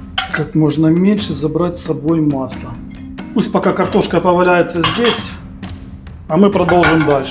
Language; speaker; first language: Russian; native; Russian